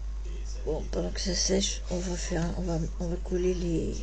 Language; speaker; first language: French; native; French